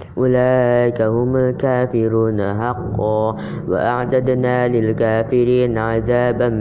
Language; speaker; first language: Arabic; non-native, learner; Indonesian